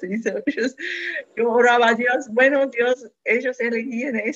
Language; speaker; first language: Spanish; non-native, fluent; English